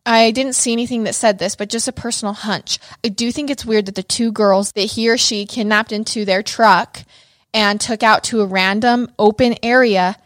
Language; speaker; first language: English; native; English